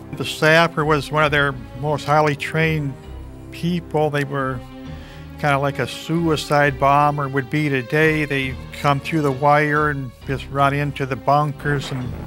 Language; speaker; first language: English; native; English